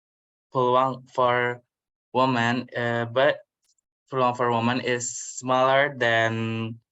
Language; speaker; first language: English; non-native, learner; Indonesian